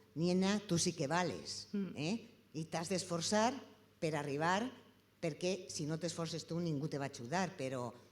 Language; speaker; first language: Catalan; native; Catalan